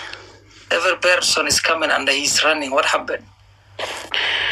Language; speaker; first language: English; non-native, learner; Somali